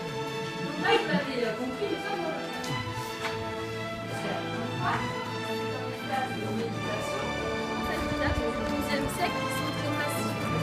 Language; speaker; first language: French; native; French